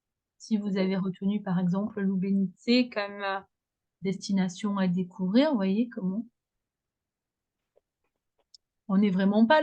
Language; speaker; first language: French; native; French